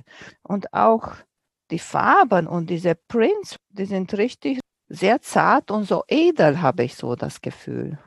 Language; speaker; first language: German; non-native, fluent; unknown